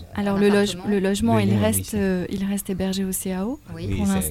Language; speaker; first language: French; native; French